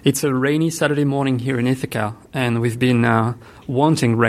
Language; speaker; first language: English; non-native, fluent; French